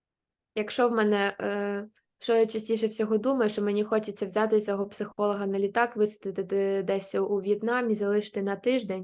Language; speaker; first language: Ukrainian; native; Ukrainian